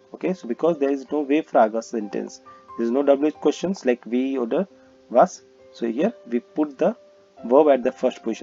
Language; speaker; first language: English; non-native, local second language; Hindi